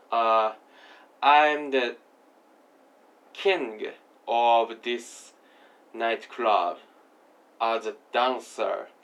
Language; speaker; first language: English; non-native, learner; Japanese